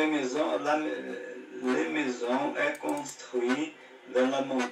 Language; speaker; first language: French; non-native, learner; Portuguese